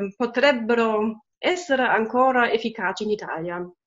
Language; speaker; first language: Italian; non-native, fluent; German